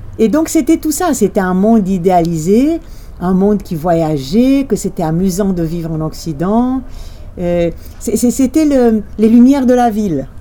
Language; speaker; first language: French; non-native, fluent; Romanian